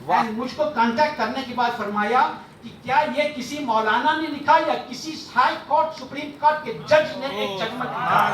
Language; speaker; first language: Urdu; non-native, fluent; English